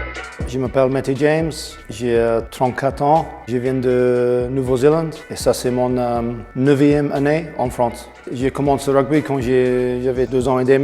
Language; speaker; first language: French; non-native, learner; English